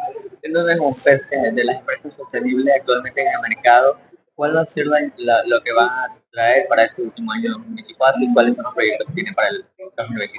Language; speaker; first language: Spanish; native; Spanish